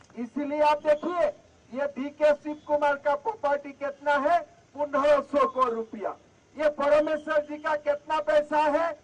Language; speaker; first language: Hindi; non-native, local second language; Assamese